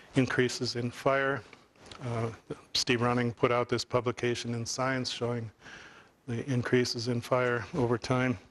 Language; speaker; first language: English; native; English